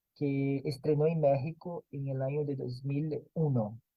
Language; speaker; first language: Spanish; non-native, fluent; Portuguese